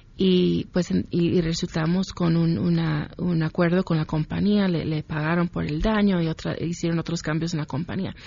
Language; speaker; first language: Spanish; early bilingual, heritage; Spanish